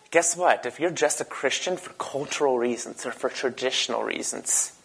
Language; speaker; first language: English; native; English